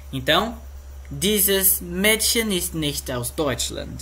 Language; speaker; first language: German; non-native, learner; Portuguese